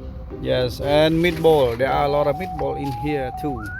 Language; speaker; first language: English; non-native, learner; Khmer